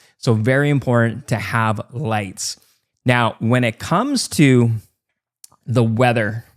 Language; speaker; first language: English; native; English